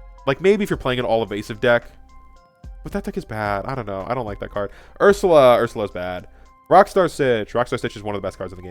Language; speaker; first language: English; native; English